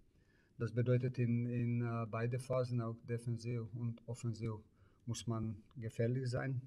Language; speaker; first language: German; non-native, learner; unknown